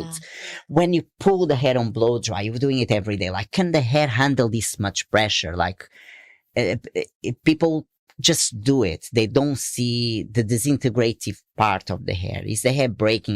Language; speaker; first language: English; non-native, fluent; Portuguese